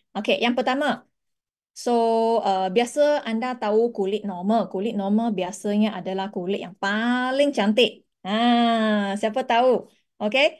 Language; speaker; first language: Malay; non-native, local second language; Chinese